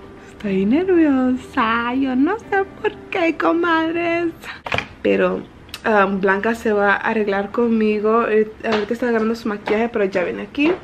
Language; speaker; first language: Spanish; early bilingual, heritage; Spanish